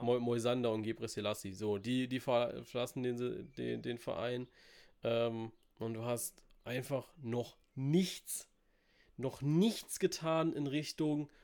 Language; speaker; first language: German; native; German